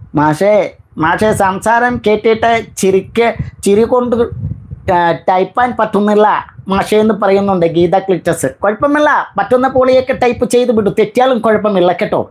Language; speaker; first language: Malayalam; non-native, learner; Bangla